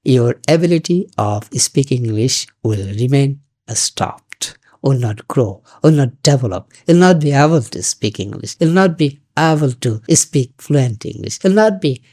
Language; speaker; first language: English; non-native, local second language; Bangla